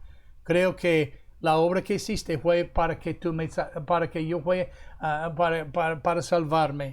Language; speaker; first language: Spanish; non-native, fluent; English